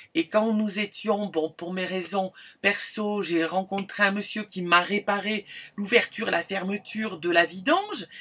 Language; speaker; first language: French; native; French